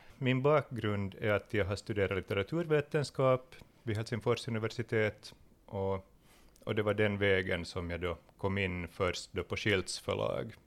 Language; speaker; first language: Swedish; native; Swedish